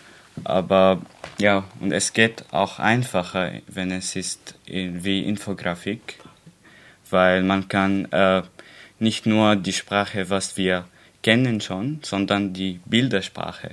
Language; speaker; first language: German; non-native, learner; Arabic